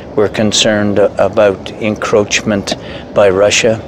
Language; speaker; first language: English; native; English